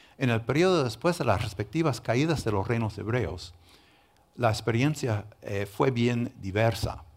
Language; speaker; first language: Spanish; non-native, fluent; English